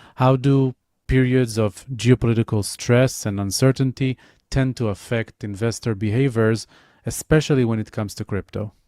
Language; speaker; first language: English; non-native, fluent; Hebrew